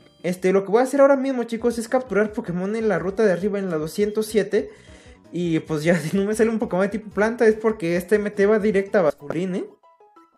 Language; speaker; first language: Spanish; native; Spanish